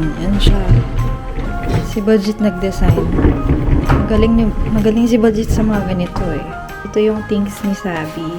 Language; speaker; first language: Filipino; native; Filipino